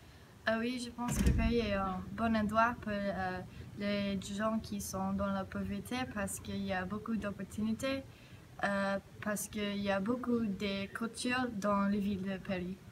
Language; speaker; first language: French; non-native, learner; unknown